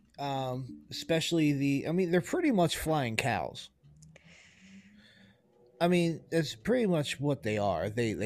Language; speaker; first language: English; native; English